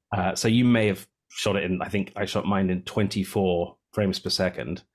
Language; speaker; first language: English; native; English